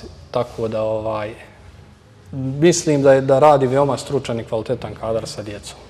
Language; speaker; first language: Serbian; native; Serbian